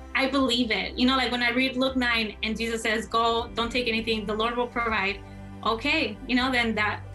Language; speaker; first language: English; native; English